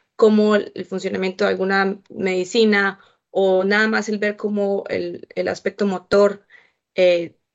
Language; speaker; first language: Spanish; native; Spanish